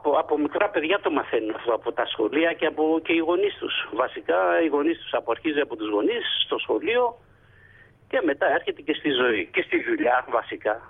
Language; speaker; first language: Greek; native; Greek